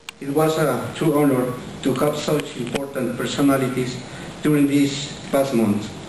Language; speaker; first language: English; non-native, fluent; Spanish